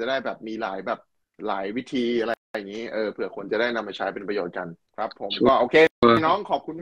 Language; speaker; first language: Thai; native; Thai